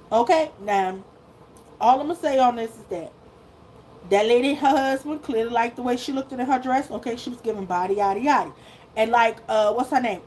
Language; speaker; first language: English; native; English